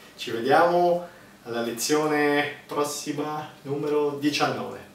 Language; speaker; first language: Italian; native; Italian